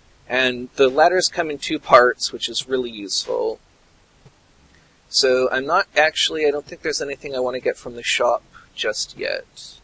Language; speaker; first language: English; native; English